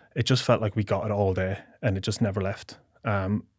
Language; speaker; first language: English; native; English